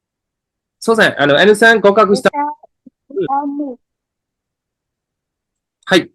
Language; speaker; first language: Japanese; non-native, fluent; Burmese